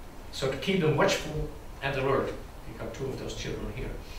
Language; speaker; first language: English; non-native, fluent; Dutch